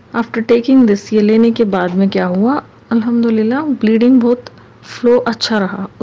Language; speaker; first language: Hindi; non-native, local second language; Urdu